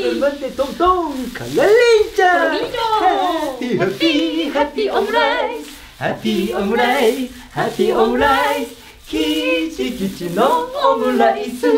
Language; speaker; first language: Japanese; native; Japanese